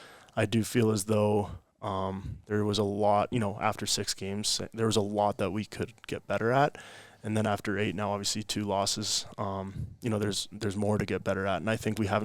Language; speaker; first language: English; native; English